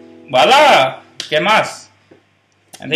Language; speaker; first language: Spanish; non-native, learner; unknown